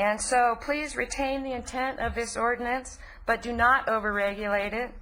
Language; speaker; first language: English; native; English